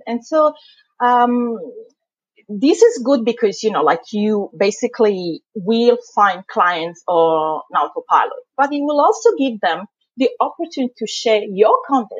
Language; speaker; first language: English; non-native, fluent; Italian